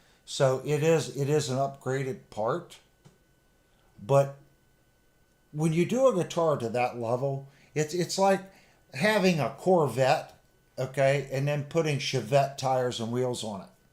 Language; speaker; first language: English; native; English